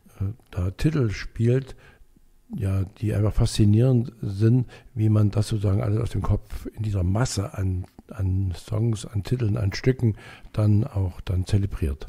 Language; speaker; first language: German; native; German